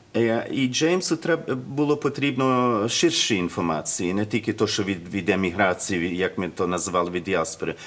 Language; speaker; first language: Ukrainian; early bilingual, heritage; Ukrainian